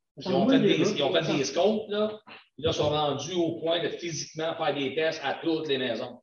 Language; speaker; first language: French; native; French